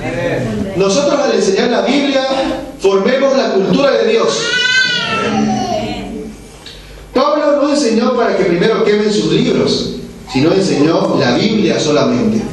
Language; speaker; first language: Spanish; non-native, fluent; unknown